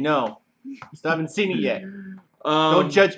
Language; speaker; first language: English; native; English